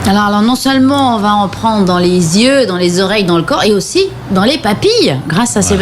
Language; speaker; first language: French; native; French